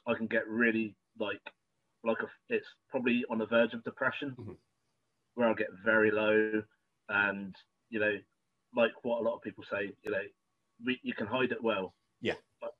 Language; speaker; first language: English; native; English